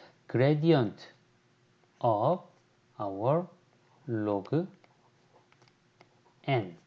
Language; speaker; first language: English; non-native, fluent; Korean